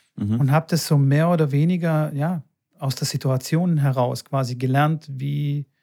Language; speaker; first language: German; early bilingual, other home language; Bulgarian